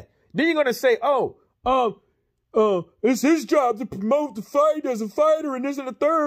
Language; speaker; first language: English; native; English